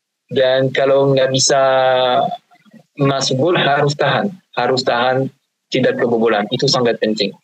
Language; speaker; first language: Indonesian; non-native, fluent; French